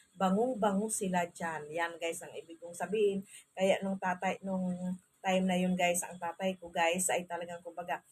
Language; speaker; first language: Filipino; non-native, local second language; Masbatenyo